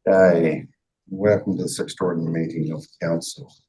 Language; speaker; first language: English; native; English